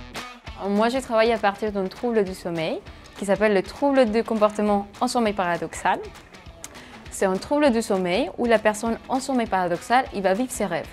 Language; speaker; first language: French; non-native, fluent; Spanish